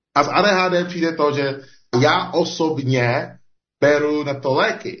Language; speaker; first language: Czech; early bilingual, heritage; Czech